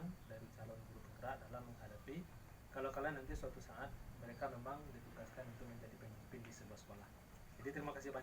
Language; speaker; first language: Indonesian; native; Indonesian